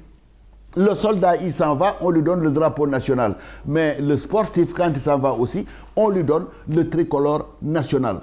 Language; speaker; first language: French; non-native, local second language; Wolof